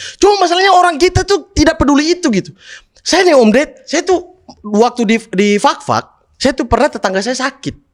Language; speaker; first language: Indonesian; native; Indonesian